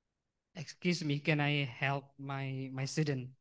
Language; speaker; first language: English; non-native, fluent; Indonesian